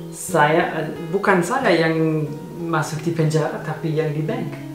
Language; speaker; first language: Indonesian; non-native, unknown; German